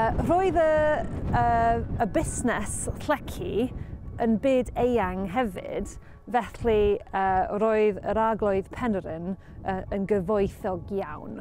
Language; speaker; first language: Welsh; non-native, learner; English